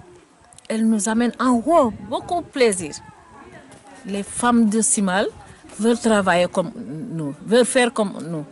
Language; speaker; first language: French; non-native, learner; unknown